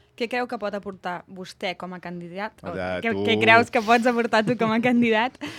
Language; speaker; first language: Catalan; native; Catalan